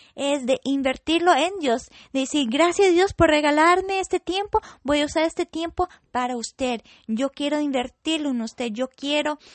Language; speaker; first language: Spanish; non-native, fluent; English